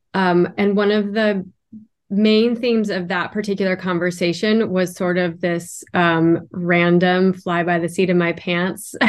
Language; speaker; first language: English; native; English